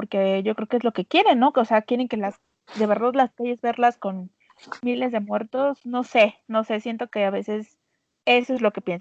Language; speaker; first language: Spanish; native; Spanish